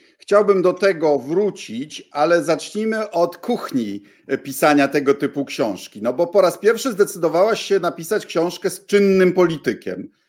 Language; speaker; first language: Polish; native; Polish